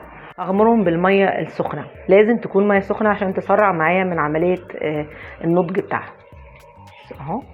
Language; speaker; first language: Arabic; native; Arabic